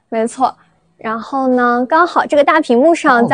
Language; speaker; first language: Chinese; native; Chinese